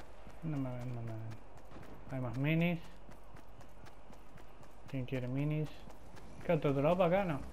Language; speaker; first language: Spanish; native; Spanish